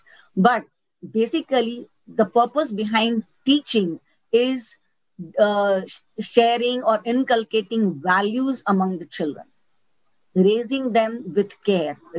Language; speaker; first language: English; non-native, local second language; Gujarati